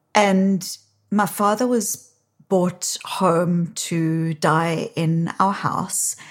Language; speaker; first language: English; native; English